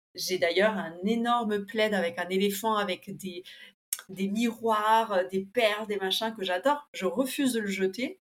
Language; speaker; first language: French; early bilingual, other home language; Spanish